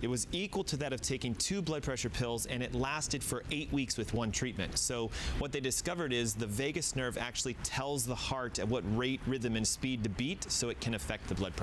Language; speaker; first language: English; native; English